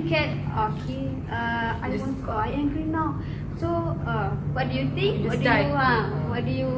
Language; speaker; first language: English; non-native, learner; Malay